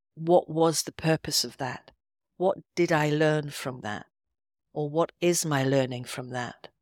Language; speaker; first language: English; native; English